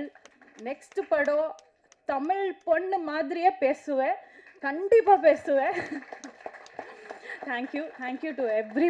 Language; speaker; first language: Tamil; non-native, learner; Kannada